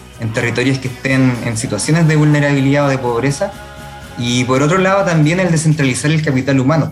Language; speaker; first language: Spanish; native; Spanish